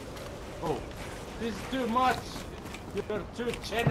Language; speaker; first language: English; non-native, learner; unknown